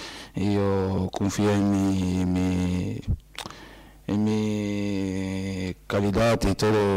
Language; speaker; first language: Spanish; non-native, fluent; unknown